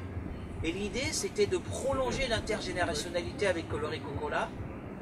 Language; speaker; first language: French; early bilingual, other home language; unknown